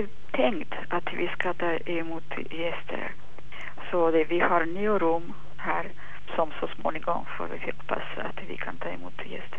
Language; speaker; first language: Swedish; non-native, fluent; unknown